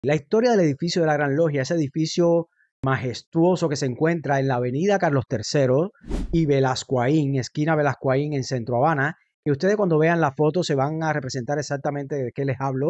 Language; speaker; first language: Spanish; native; Spanish